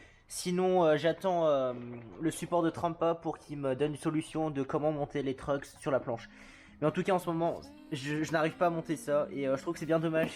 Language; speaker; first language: French; native; French